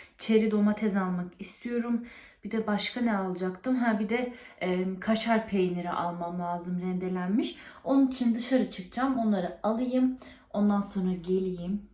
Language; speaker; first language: Turkish; early bilingual, heritage; Turkish